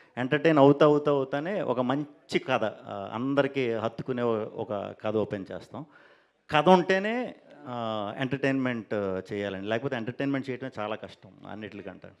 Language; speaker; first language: Telugu; native; Telugu